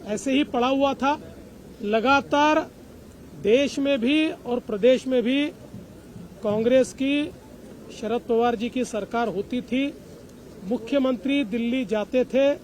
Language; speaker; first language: Hindi; non-native, local second language; Marathi